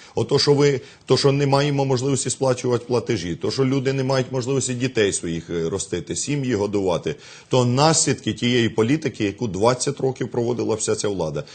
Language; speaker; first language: Ukrainian; native; Ukrainian